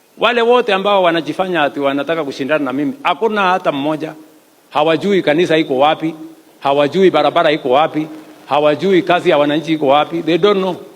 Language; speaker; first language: Swahili; non-native, local second language; Kalenjin